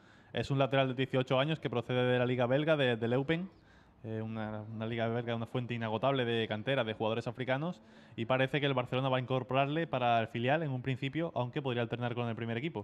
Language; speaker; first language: Spanish; native; Spanish